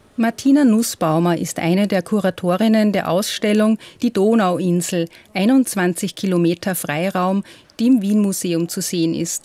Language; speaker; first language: German; native; German